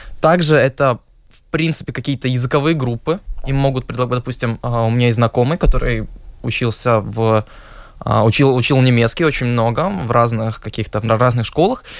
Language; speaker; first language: Russian; native; Russian